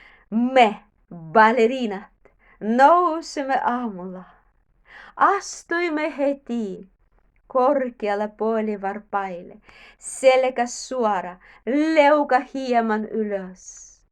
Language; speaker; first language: Finnish; non-native, learner; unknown